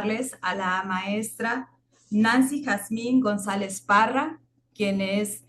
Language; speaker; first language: Spanish; native; Spanish